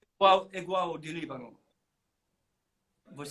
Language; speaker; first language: Portuguese; non-native, learner; Arabic